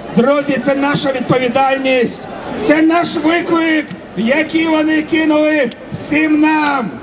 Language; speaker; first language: Ukrainian; native; Ukrainian